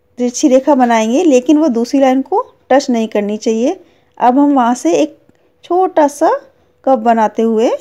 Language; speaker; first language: Hindi; native; Hindi